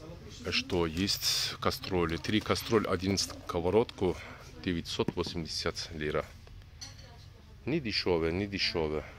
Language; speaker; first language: Russian; non-native, learner; Turkish